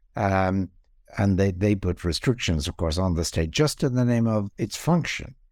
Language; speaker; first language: English; native; English